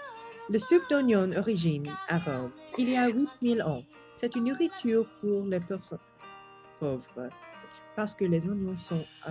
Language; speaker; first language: French; non-native, learner; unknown